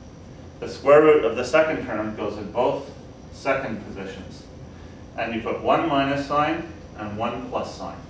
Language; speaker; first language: English; native; English